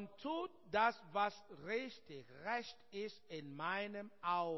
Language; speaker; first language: German; non-native, learner; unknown